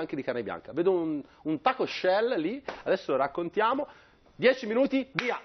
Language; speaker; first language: Italian; native; Italian